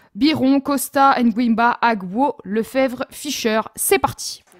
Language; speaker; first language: French; native; French